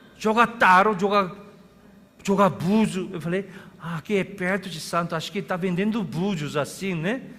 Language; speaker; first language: Portuguese; non-native, fluent; Korean